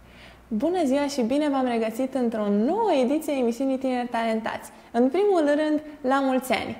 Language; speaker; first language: Romanian; native; Romanian